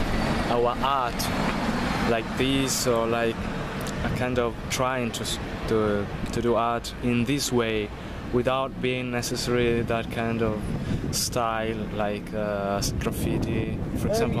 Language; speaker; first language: English; non-native, fluent; Italian